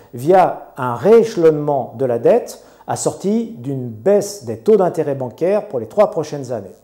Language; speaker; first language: French; non-native, local second language; Arabic